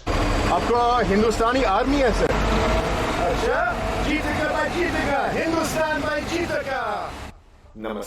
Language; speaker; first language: Hindi; non-native, learner; English